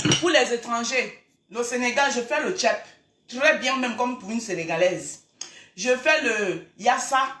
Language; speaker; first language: French; native; French